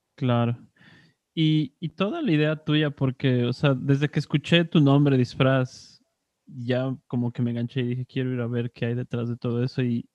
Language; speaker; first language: Spanish; native; Spanish